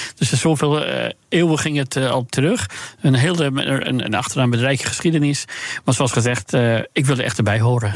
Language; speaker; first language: Dutch; non-native, fluent; Persian